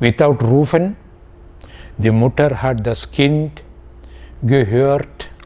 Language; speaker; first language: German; non-native, fluent; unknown